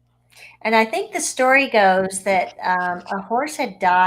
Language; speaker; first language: English; native; English